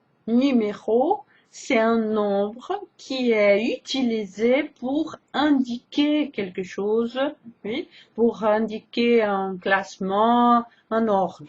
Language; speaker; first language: French; non-native, fluent; Portuguese